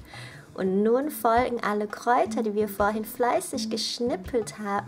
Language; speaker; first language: German; native; German